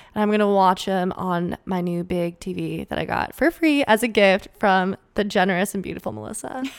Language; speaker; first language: English; native; English